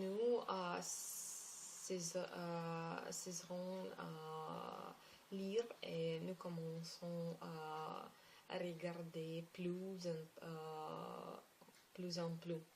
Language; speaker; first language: French; non-native, learner; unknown